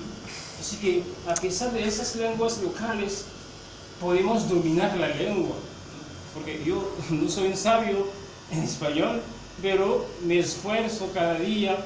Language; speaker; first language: Spanish; non-native, fluent; French